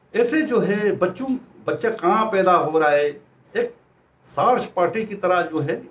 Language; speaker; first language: Hindi; native; Hindi